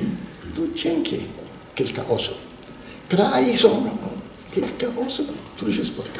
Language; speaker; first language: Polish; non-native, learner; Italian